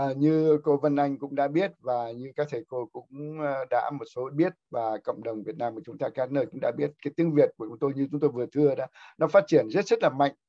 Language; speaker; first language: Vietnamese; native; Vietnamese